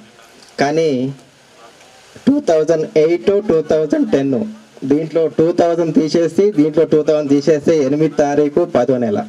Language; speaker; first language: Telugu; native; Telugu